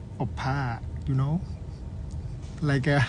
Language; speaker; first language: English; non-native, learner; Thai